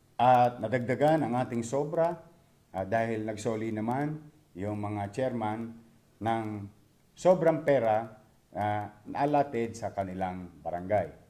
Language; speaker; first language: Filipino; native; Filipino